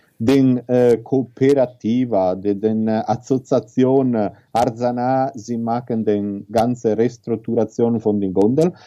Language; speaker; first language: German; non-native, learner; Italian